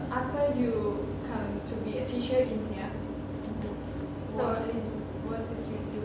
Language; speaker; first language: English; non-native, learner; Thai